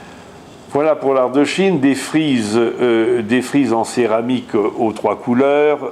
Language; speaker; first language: French; native; French